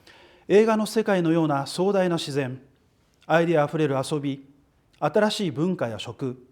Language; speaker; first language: Japanese; native; Japanese